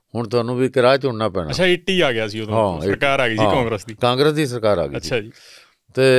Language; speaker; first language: Punjabi; native; Punjabi